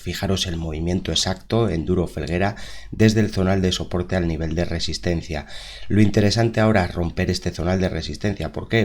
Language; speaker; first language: Spanish; native; Spanish